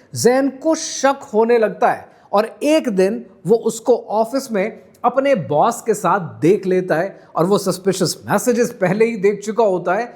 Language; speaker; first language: Urdu; non-native, local second language; Punjabi